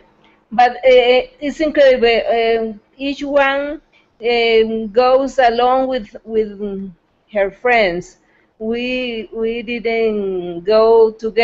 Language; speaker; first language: English; non-native, fluent; Spanish